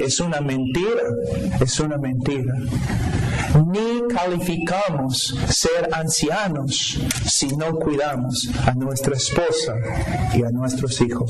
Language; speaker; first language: Spanish; non-native, fluent; English